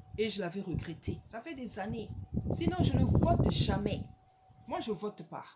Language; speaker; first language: French; non-native, local second language; Lingala